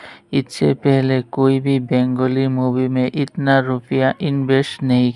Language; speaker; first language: Hindi; non-native, fluent; Bangla